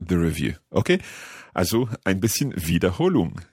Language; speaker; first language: German; non-native, learner; English